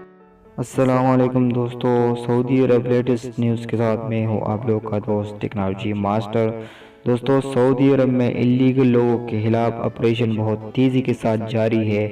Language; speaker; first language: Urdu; non-native, local second language; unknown